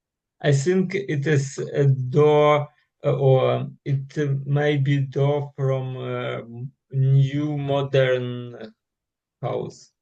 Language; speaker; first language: English; non-native, learner; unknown